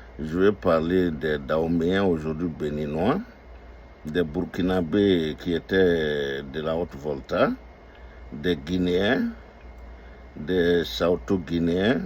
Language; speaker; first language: French; non-native, local second language; Dyula